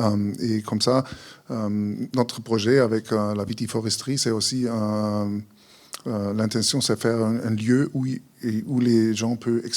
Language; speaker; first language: French; non-native, fluent; German